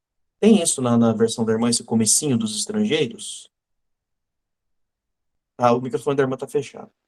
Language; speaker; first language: Portuguese; native; Portuguese